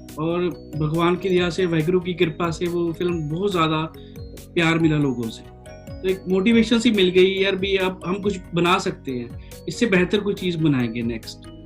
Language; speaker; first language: Hindi; non-native, local second language; Punjabi